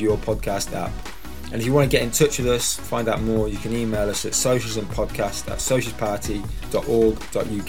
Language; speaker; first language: English; native; English